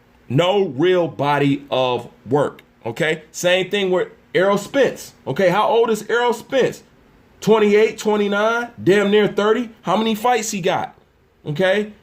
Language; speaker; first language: English; native; English